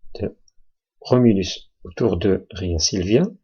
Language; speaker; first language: French; non-native, local second language; Arabic